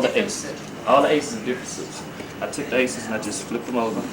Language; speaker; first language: English; native; English